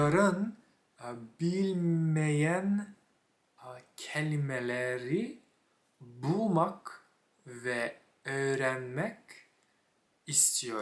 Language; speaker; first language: Turkish; non-native, learner; English